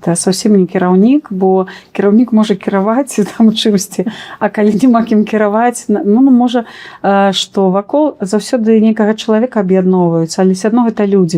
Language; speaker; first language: Belarusian; native; Belarusian